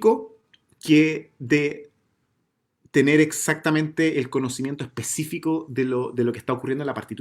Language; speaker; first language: Spanish; native; Spanish